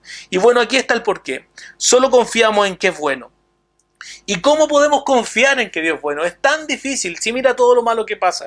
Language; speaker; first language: Spanish; native; Spanish